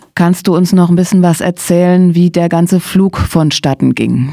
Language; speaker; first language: German; native; German